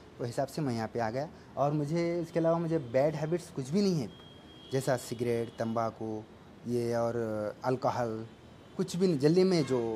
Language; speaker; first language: Hindi; non-native, local second language; Urdu